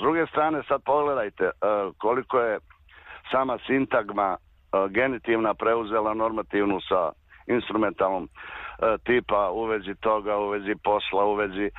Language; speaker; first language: Serbian; native; Serbian